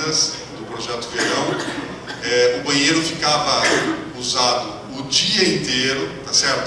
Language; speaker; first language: Portuguese; native; Portuguese